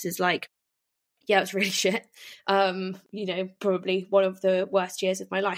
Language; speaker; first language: English; native; English